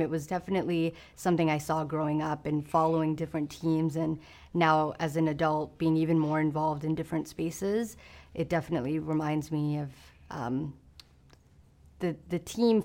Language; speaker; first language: English; native; English